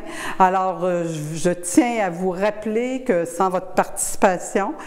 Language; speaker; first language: French; native; French